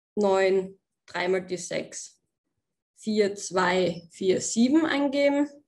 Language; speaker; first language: German; native; German